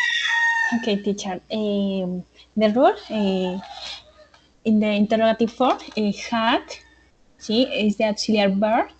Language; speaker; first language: English; non-native, learner; Spanish